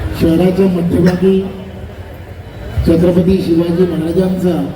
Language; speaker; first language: Marathi; native; Marathi